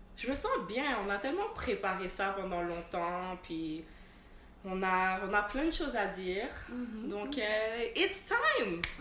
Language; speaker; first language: French; native; French